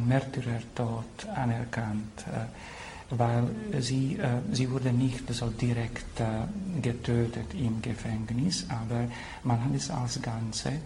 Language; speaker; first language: German; non-native, fluent; Slovak